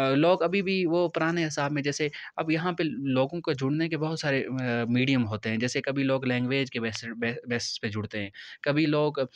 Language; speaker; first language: Hindi; non-native, local second language; Kashmiri